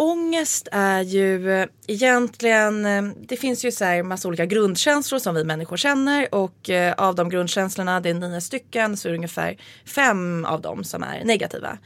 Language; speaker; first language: Swedish; native; Swedish